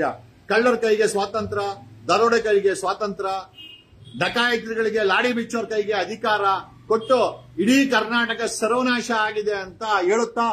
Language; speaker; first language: Kannada; native; Kannada